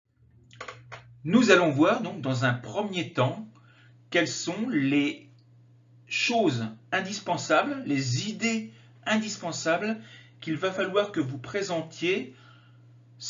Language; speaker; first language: French; native; French